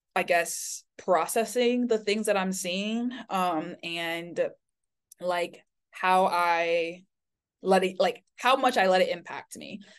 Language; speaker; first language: English; early bilingual, other home language; Chinese